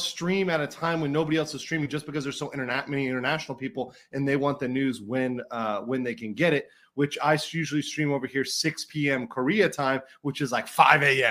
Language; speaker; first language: English; native; English